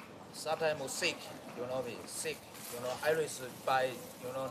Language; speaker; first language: English; non-native, learner; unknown